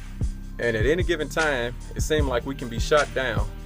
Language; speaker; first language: English; native; English